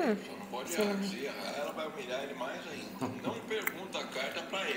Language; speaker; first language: Portuguese; native; Portuguese